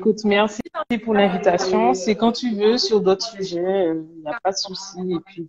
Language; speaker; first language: French; native; French